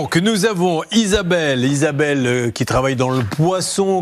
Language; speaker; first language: French; native; French